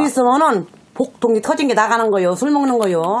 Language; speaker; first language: Korean; native; Korean